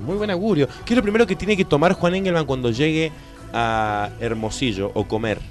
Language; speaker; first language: Spanish; native; Spanish